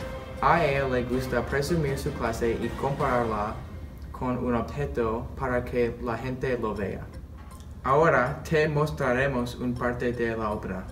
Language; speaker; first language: Spanish; non-native, learner; English